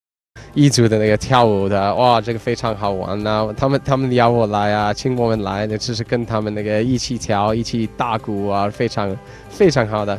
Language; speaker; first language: Chinese; non-native, fluent; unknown